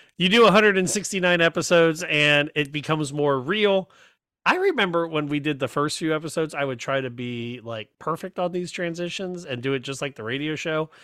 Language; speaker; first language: English; native; English